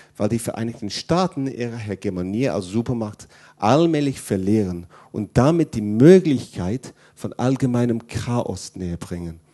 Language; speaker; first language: German; non-native, fluent; English